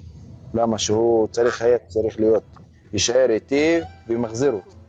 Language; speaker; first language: Hebrew; non-native, learner; Arabic